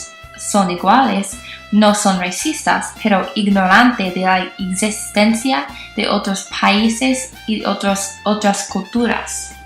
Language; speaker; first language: Spanish; non-native, learner; English